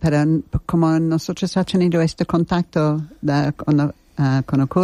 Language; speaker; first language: Spanish; non-native, learner; English